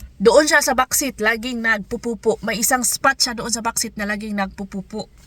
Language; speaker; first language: Filipino; non-native, local second language; Cebuano